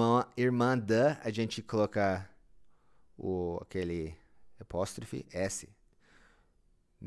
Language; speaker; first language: Portuguese; non-native, fluent; English